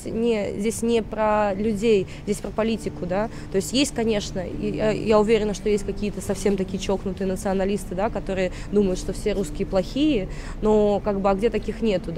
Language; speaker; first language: Russian; native; Russian